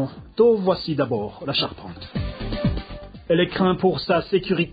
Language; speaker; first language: French; non-native, local second language; Rundi